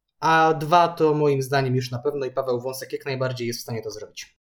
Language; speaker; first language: Polish; native; Polish